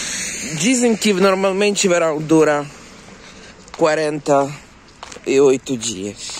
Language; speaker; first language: Portuguese; non-native, local second language; Kabuverdianu